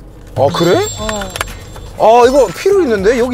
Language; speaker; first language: Korean; non-native, learner; English